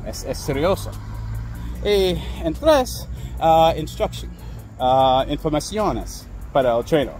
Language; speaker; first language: Spanish; non-native, learner; English